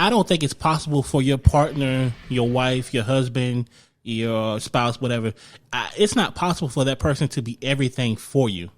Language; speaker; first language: English; native; English